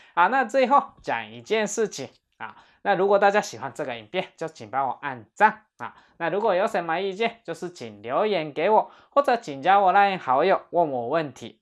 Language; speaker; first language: Chinese; non-native, fluent; Japanese